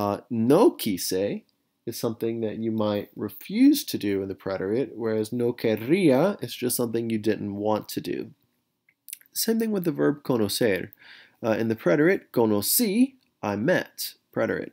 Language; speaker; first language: English; native; English